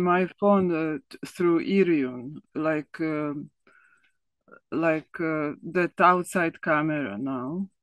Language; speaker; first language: English; non-native, learner; Serbian